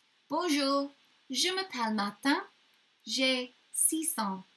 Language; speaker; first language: French; non-native, learner; English